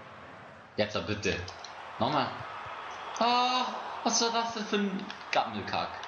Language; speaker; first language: German; native; German